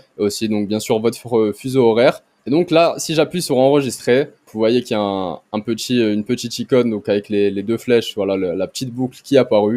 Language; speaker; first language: French; native; French